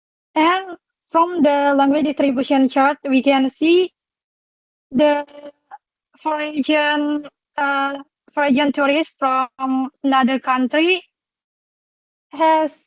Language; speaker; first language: English; non-native, local second language; Indonesian